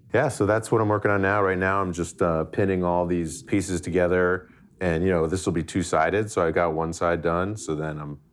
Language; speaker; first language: English; native; English